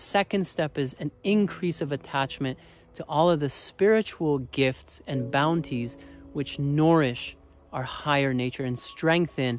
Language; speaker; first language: English; native; English